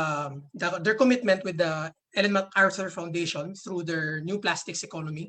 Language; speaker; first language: English; non-native, local second language; Filipino